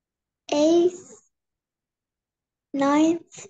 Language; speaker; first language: English; non-native, learner; Arabic